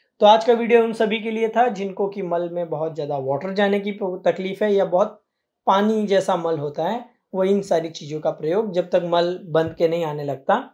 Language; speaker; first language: Hindi; native; Hindi